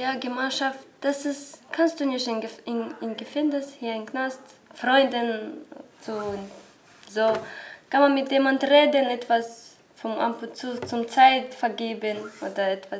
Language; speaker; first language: German; non-native, learner; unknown